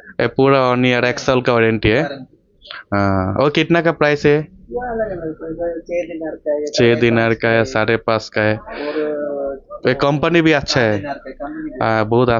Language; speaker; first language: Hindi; non-native, learner; Bangla